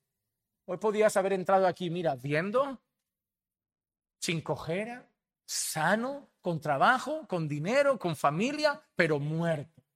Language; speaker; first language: Spanish; native; Spanish